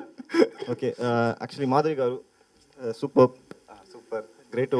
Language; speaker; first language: Telugu; non-native, learner; Tamil